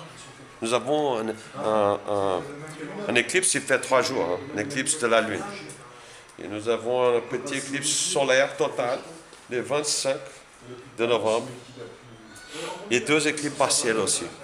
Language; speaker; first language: French; non-native, learner; Portuguese